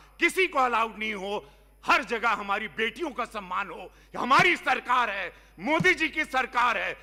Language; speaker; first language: Hindi; native; Hindi